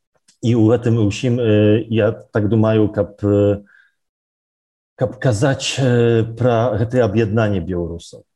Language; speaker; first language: Belarusian; non-native, local second language; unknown